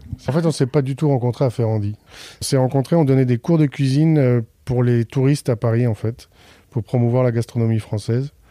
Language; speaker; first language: French; native; French